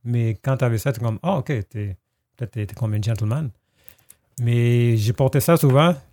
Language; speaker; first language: French; non-native, fluent; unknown